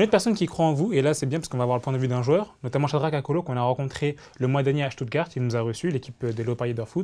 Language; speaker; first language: French; native; French